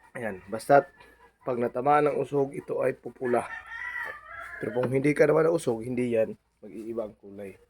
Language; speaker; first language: Filipino; non-native, local second language; Cebuano